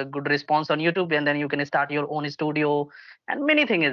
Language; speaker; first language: English; non-native, local second language; Hindi